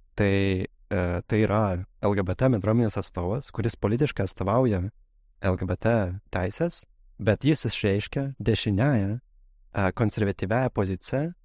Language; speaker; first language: Lithuanian; non-native, fluent; Russian